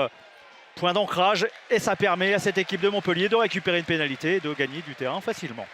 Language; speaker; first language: French; native; French